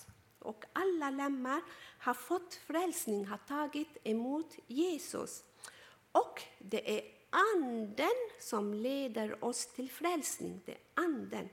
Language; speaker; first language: Swedish; non-native, fluent; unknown